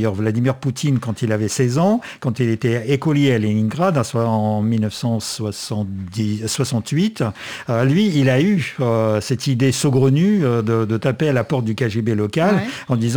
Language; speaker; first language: French; non-native, fluent; Russian